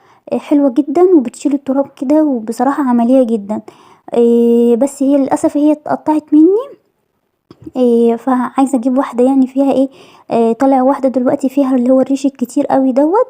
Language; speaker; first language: Arabic; native; Arabic